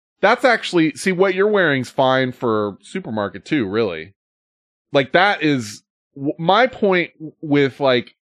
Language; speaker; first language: English; native; English